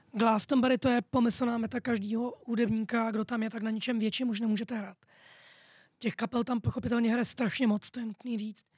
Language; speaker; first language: Czech; native; Czech